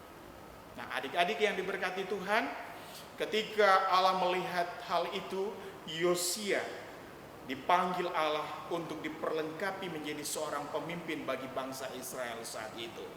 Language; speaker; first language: Indonesian; native; Indonesian